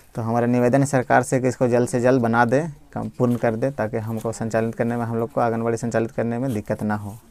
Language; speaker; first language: Hindi; native; Hindi